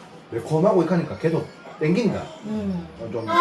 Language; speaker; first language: Korean; native; Korean